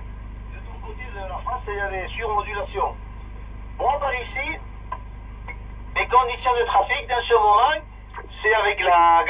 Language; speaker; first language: French; early bilingual, other home language; Spanish